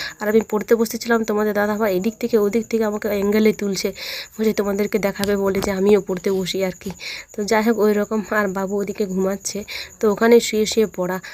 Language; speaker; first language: Bangla; non-native, local second language; Santali